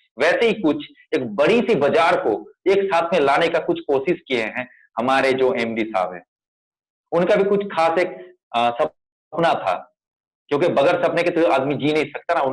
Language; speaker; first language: Hindi; non-native, local second language; Bangla